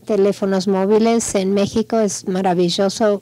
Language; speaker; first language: Spanish; non-native, fluent; English